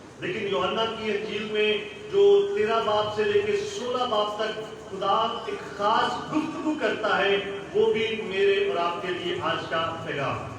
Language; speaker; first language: Urdu; non-native, local second language; Punjabi